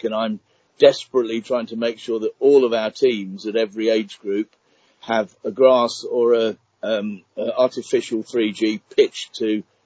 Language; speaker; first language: English; native; English